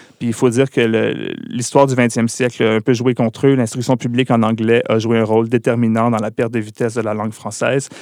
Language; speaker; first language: French; native; French